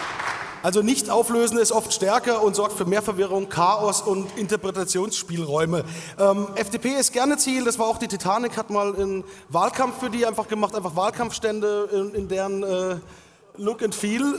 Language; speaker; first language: German; native; German